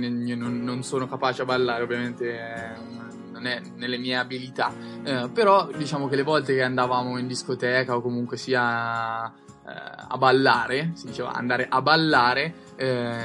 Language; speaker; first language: Italian; native; Italian